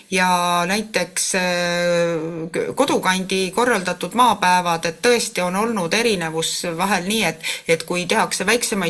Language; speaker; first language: Estonian; native; Estonian